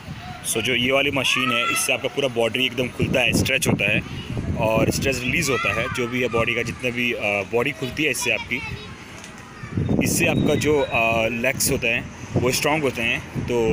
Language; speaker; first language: Hindi; native; Hindi